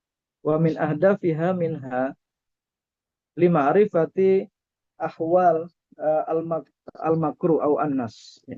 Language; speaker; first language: Arabic; non-native, fluent; Indonesian